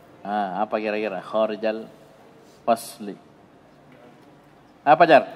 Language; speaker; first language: Arabic; non-native, fluent; Indonesian